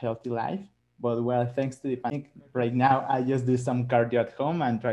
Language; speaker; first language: English; non-native, fluent; Spanish